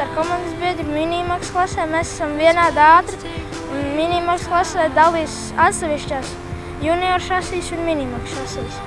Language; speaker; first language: Latvian; native; Latvian